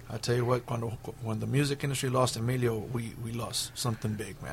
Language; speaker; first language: English; early bilingual, other home language; Spanish